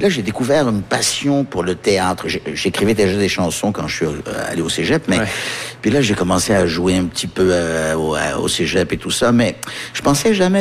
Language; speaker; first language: French; early bilingual, other home language; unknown